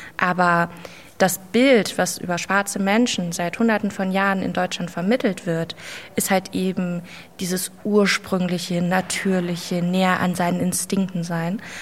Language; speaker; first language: German; native; German